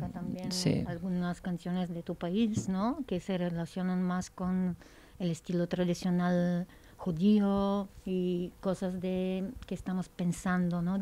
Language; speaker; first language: Spanish; non-native, fluent; Bulgarian